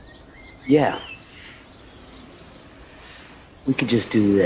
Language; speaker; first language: English; native; English